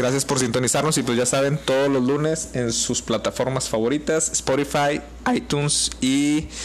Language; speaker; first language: Spanish; native; Spanish